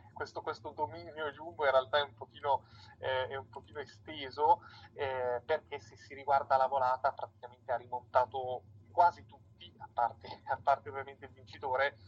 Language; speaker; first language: Italian; native; Italian